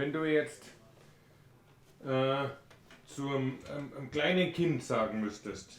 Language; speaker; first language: German; native; German